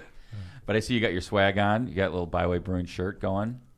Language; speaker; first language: English; native; English